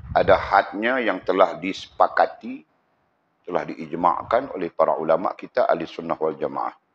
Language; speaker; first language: Malay; native; Malay